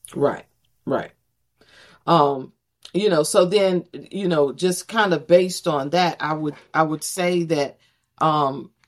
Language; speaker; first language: English; native; English